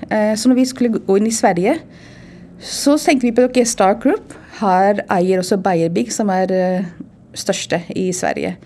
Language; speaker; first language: Norwegian; non-native, fluent; Hindi